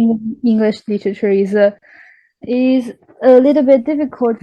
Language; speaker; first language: English; non-native, learner; Chinese